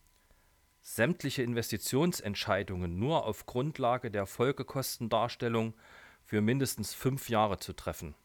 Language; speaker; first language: German; native; German